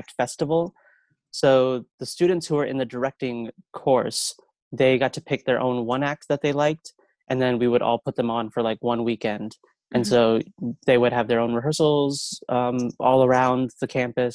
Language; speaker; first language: English; native; English